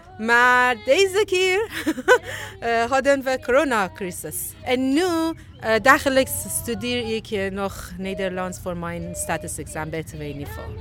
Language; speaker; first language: Dutch; non-native, learner; Persian